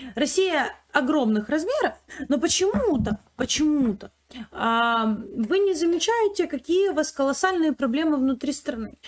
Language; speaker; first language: Russian; native; Russian